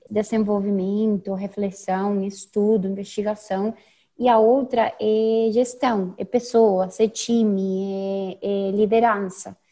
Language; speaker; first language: Portuguese; non-native, fluent; Spanish